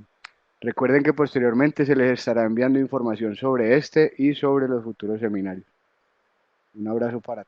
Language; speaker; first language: Spanish; native; Spanish